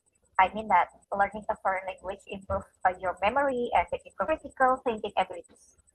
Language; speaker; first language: English; non-native, fluent; Indonesian